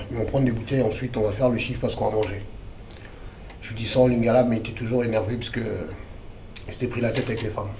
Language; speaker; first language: French; early bilingual, other home language; Lingala